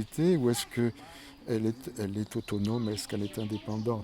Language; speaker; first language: French; native; French